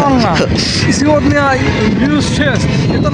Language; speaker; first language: Russian; non-native, learner; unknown